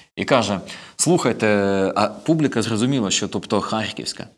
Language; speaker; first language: Ukrainian; non-native, local second language; Russian